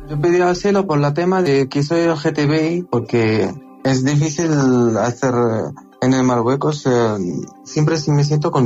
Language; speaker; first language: Spanish; non-native, learner; Arabic